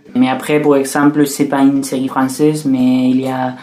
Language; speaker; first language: French; non-native, fluent; Spanish